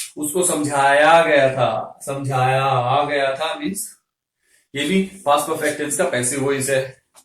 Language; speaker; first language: Hindi; native; Hindi